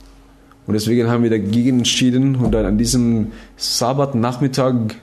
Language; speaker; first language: German; non-native, fluent; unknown